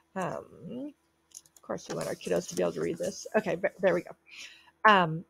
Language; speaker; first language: English; native; English